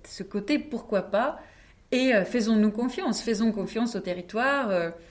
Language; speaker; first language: French; non-native, fluent; Czech